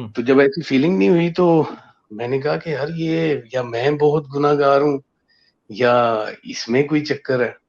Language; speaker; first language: Urdu; native; Urdu